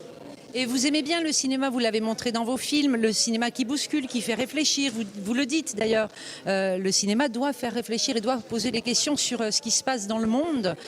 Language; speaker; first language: French; native; French